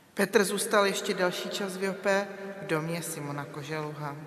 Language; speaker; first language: Czech; native; Czech